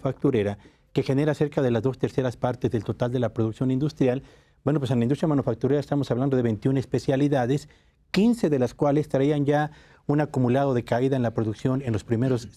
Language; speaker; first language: Spanish; native; Spanish